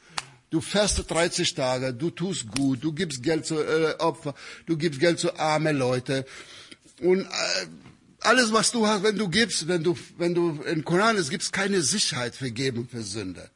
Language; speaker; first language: German; non-native, fluent; Albanian